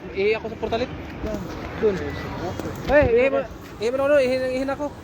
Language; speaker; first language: Filipino; native; Filipino